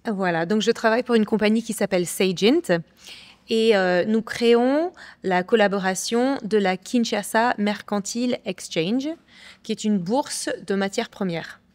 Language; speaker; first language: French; early bilingual, other home language; English